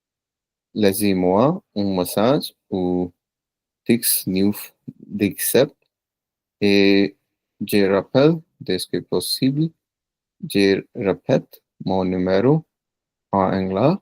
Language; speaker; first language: French; non-native, learner; Punjabi